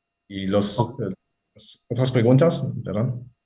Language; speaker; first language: Spanish; non-native, fluent; German